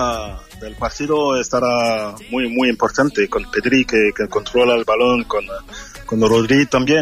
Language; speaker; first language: Spanish; non-native, fluent; French